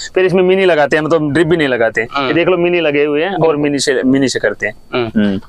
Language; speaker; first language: Hindi; native; Hindi